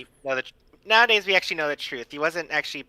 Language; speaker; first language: English; native; English